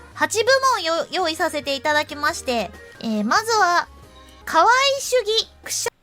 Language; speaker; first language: Japanese; native; Japanese